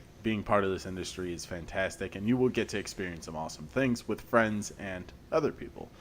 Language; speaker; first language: English; native; English